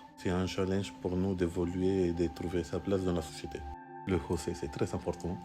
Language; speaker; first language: French; non-native, fluent; Spanish